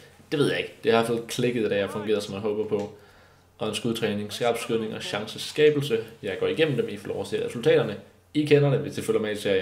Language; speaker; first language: Danish; native; Danish